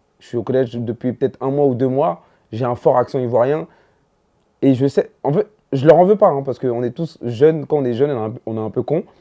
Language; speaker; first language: French; early bilingual, other home language; Dyula